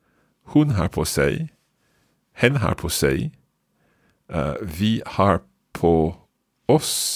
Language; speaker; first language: Swedish; non-native, learner; English